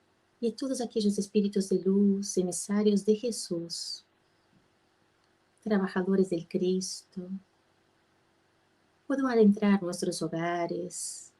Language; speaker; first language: Spanish; non-native, fluent; Portuguese